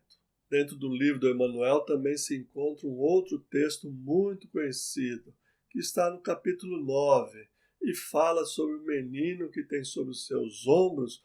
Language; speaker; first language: Portuguese; native; Portuguese